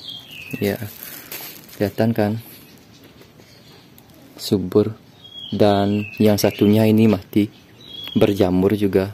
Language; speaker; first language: Indonesian; native; Indonesian